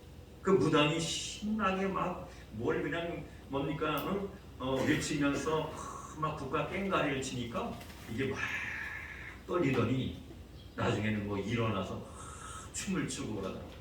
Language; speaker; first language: Korean; native; Korean